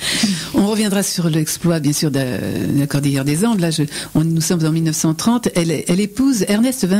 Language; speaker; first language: French; native; French